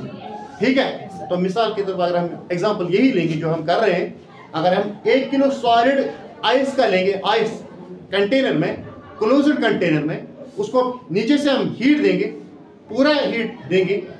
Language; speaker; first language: Hindi; non-native, local second language; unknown